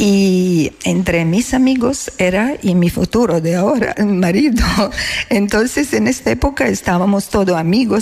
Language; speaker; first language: Spanish; non-native, fluent; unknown